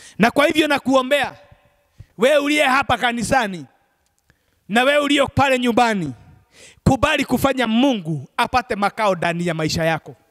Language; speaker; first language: Swahili; non-native, local second language; Kikuyu